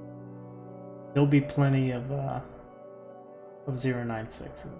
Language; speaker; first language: English; native; English